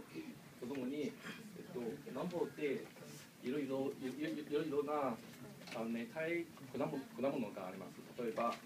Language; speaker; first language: Japanese; non-native, learner; Vietnamese